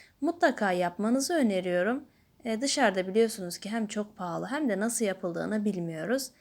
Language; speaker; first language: Turkish; native; Turkish